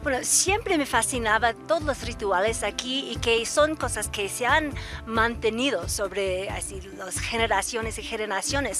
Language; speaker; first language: Spanish; native; Spanish